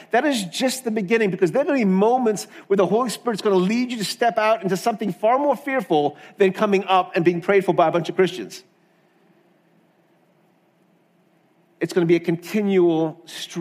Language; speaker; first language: English; native; English